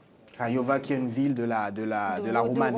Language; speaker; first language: French; native; French